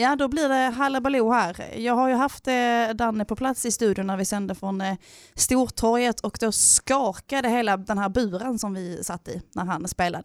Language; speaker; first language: Swedish; native; Swedish